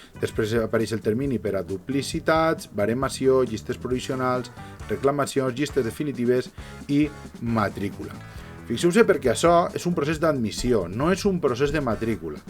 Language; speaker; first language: Catalan; native; Catalan